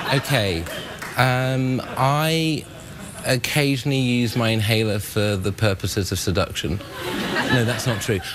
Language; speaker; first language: English; native; English